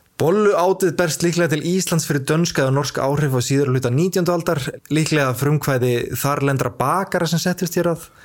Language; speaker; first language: Icelandic; early bilingual, heritage; Icelandic